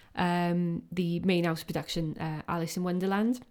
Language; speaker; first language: English; native; English